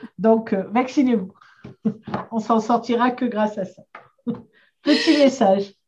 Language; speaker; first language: French; native; French